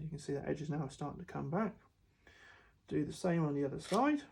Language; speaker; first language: English; native; English